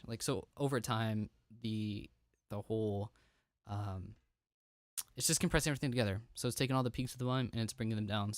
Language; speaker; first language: English; native; English